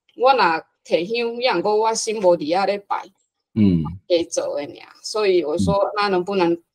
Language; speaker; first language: Chinese; non-native, fluent; Hakka Chinese